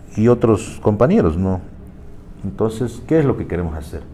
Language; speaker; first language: Spanish; native; Spanish